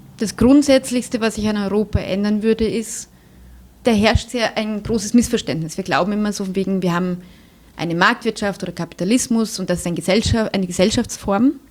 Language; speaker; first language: German; native; German